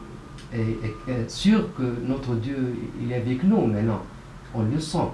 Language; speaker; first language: French; non-native, local second language; Arabic